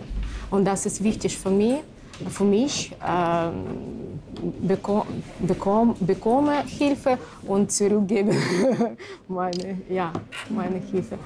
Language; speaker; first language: German; non-native, learner; Ukrainian